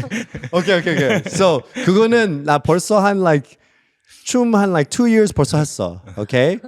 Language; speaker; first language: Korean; early bilingual, heritage; English